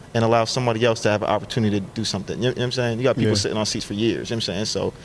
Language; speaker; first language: English; native; English